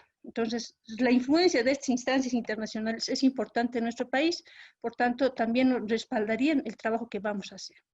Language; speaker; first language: Spanish; native; Spanish